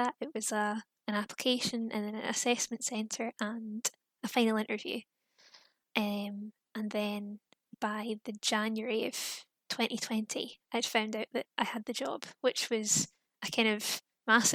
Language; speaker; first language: English; native; English